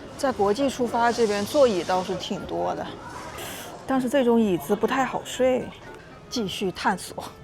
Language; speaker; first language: Chinese; native; Chinese